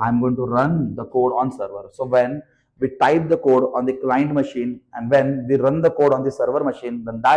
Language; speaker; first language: English; non-native, local second language; Marathi